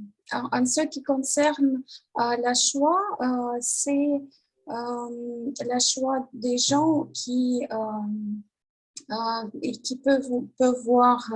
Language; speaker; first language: French; non-native, learner; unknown